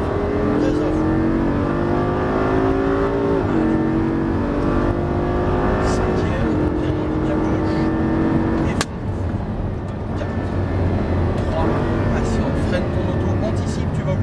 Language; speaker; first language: French; native; French